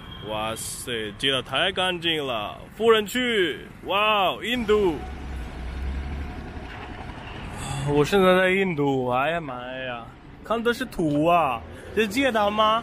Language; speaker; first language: Chinese; non-native, fluent; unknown